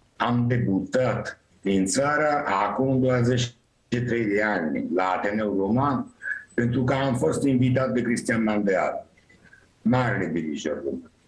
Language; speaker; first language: Romanian; non-native, fluent; Italian